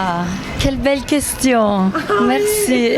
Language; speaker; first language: French; non-native, fluent; Italian